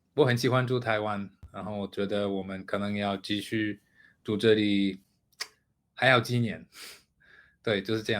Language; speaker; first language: Chinese; non-native, fluent; English